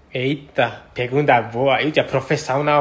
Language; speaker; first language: Portuguese; non-native, learner; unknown